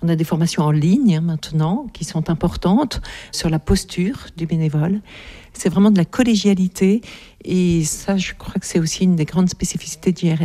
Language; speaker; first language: French; native; French